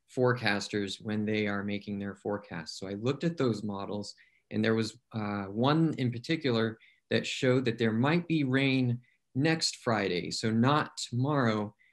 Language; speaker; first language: English; native; English